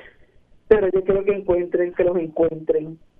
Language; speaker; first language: Spanish; native; Spanish